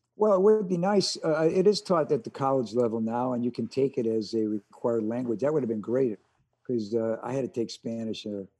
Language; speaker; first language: English; early bilingual, other home language; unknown